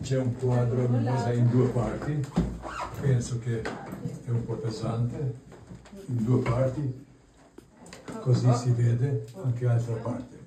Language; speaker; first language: Italian; non-native, learner; Albanian